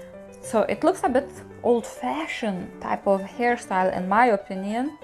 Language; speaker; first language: English; non-native, fluent; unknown